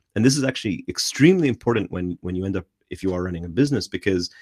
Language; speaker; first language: English; non-native, fluent; Arabic